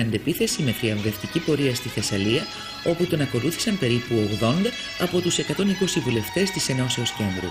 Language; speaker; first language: Greek; native; Greek